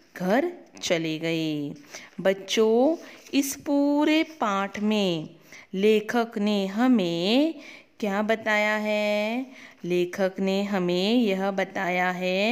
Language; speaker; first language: Hindi; non-native, local second language; Marathi